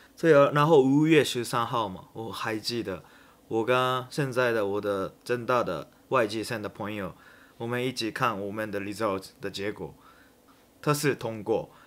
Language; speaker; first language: Chinese; non-native, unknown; Japanese